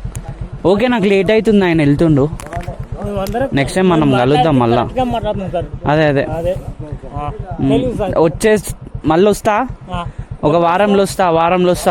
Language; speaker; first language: Telugu; non-native, learner; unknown